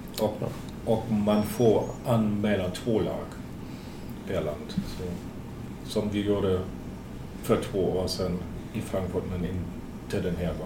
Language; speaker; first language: Swedish; non-native, fluent; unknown